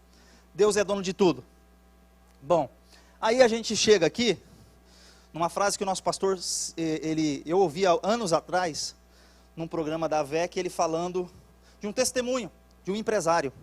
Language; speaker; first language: Portuguese; native; Portuguese